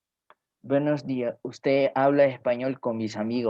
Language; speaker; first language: Spanish; non-native, learner; Portuguese